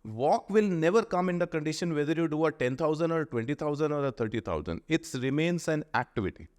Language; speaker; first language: English; non-native, local second language; Punjabi